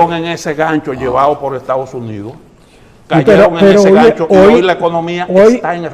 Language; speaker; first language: Spanish; native; Spanish